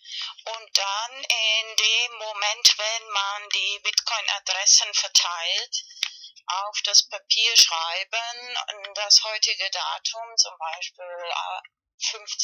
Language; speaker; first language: German; non-native, fluent; Spanish